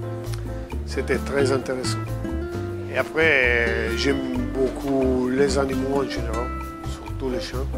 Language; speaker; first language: French; non-native, fluent; Italian